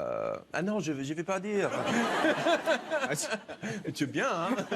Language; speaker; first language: French; non-native, learner; English